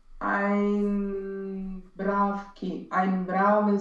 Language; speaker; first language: German; non-native, learner; Romanian